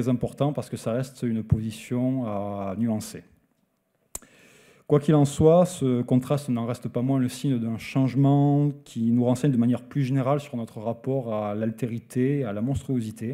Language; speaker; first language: French; native; French